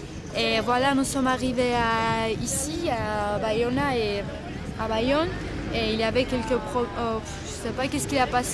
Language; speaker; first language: French; non-native, fluent; Spanish